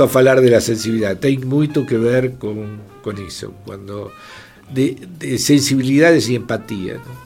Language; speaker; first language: Portuguese; non-native, fluent; Spanish